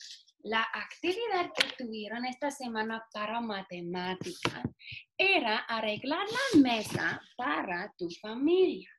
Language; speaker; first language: Spanish; non-native, fluent; English